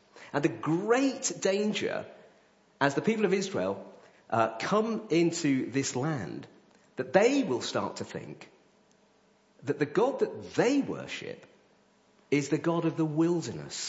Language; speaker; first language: English; native; English